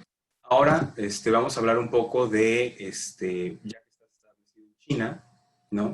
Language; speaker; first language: Spanish; native; Spanish